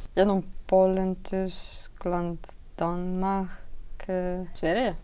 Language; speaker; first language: Swedish; non-native, learner; Russian